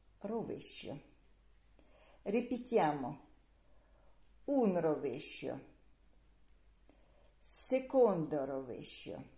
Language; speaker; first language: Italian; non-native, learner; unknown